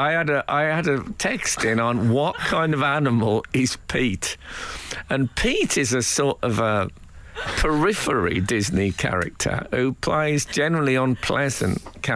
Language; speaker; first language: English; native; English